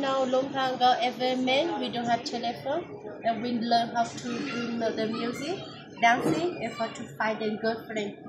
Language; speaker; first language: English; non-native, learner; Hmong